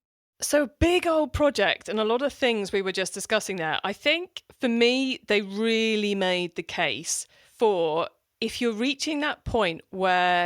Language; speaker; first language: English; native; English